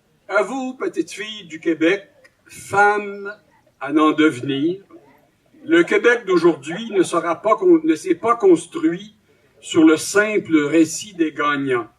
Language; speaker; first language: French; native; French